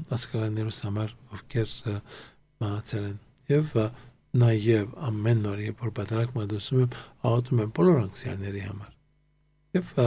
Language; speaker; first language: Armenian; early bilingual, heritage; Armenian